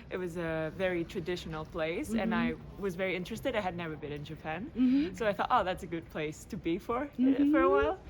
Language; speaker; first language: English; non-native, fluent; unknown